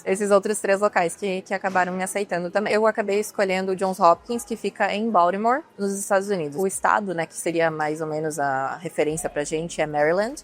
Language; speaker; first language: Portuguese; native; Portuguese